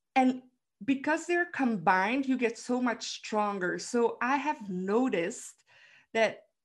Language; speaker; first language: English; non-native, fluent; Dutch